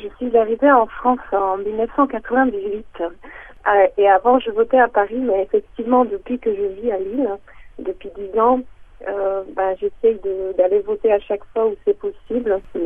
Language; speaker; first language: French; non-native, fluent; Czech